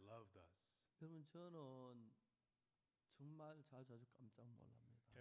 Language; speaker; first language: Korean; native; Korean